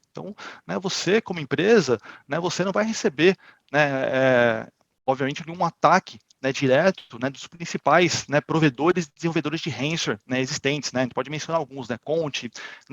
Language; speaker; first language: Portuguese; native; Portuguese